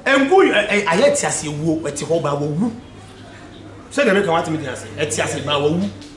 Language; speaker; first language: English; non-native, local second language; Akan